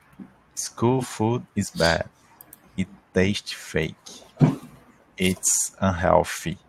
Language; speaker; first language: English; non-native, learner; Portuguese